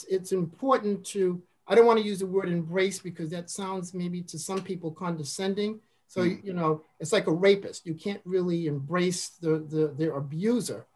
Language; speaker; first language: English; native; English